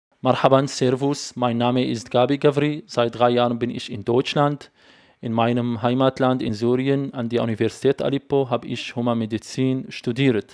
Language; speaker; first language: German; non-native, fluent; Arabic